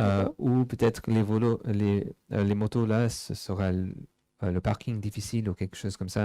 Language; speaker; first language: French; non-native, fluent; English